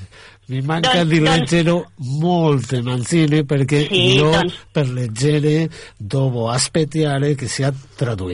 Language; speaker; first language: Italian; non-native, learner; Catalan